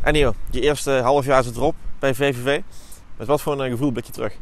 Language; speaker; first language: Dutch; native; Dutch